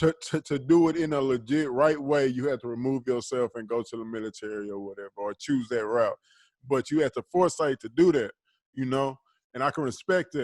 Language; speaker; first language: English; native; English